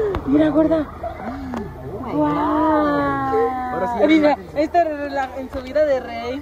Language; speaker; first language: Spanish; early bilingual, other home language; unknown